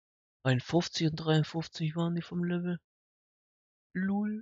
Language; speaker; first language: German; native; German